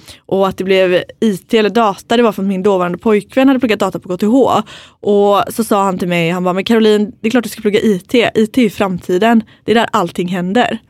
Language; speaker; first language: Swedish; native; Swedish